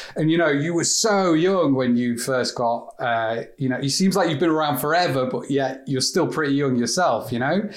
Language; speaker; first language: English; native; English